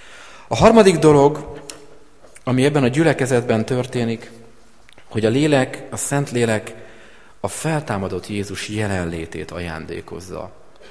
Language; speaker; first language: Hungarian; native; Hungarian